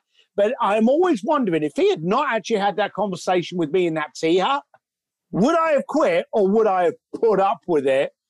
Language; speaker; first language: English; native; English